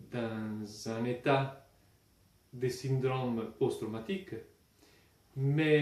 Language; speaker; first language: French; non-native, fluent; Italian